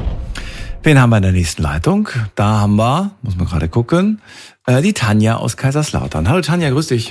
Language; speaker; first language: German; native; German